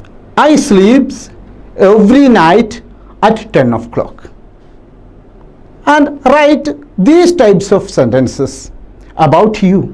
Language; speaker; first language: English; non-native, local second language; Malayalam